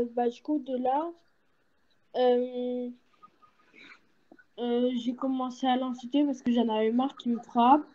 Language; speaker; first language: French; early bilingual, other home language; Portuguese